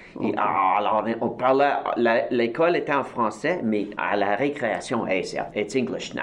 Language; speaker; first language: French; native; French